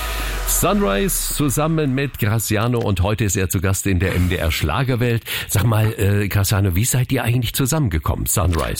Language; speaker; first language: German; native; German